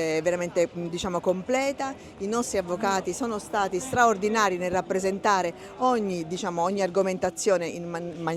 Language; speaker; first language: Italian; native; Italian